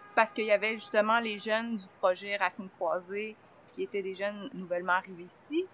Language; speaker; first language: French; native; French